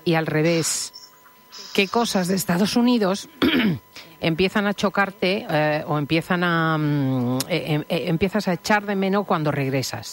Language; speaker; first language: Spanish; native; Spanish